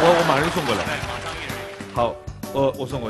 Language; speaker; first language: Chinese; native; Chinese